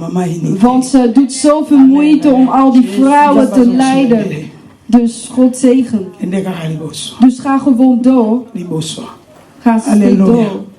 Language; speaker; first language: Dutch; non-native, learner; Lingala